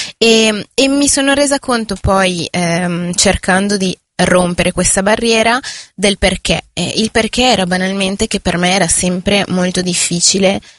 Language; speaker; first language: Italian; early bilingual, other home language; Spanish